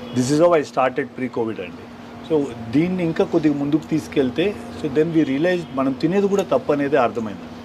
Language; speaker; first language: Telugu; native; Telugu